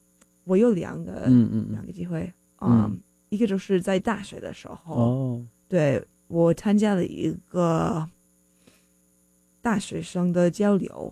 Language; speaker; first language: Chinese; non-native, fluent; English